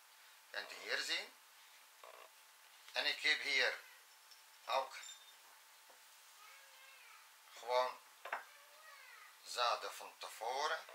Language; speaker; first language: Dutch; non-native, fluent; Arabic